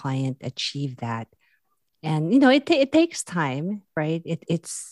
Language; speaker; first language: English; non-native, local second language; Filipino